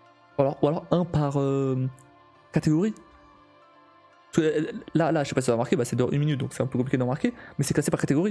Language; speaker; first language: French; native; French